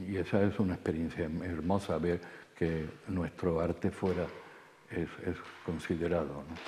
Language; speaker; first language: Spanish; native; Spanish